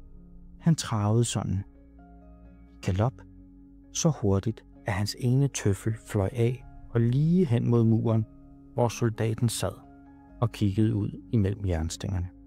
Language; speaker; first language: Danish; native; Danish